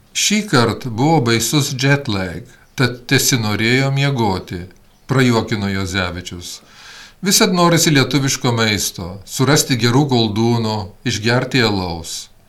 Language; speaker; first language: Lithuanian; early bilingual, heritage; Lithuanian